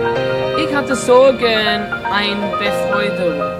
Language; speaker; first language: German; non-native, learner; English